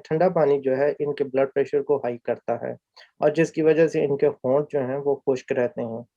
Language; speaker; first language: Urdu; native; Urdu